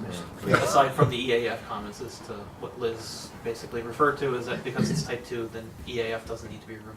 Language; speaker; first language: English; native; English